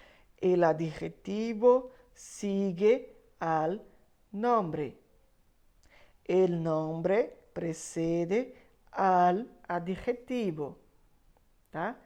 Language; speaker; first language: Spanish; non-native, fluent; Portuguese